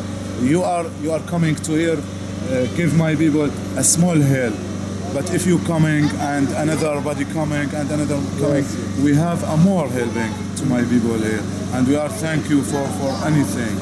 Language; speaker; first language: English; non-native, learner; Arabic